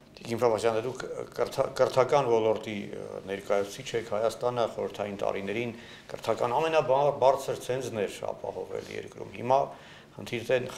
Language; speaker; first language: Armenian; native; Armenian